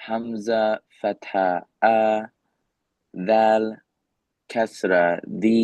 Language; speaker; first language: Arabic; non-native, learner; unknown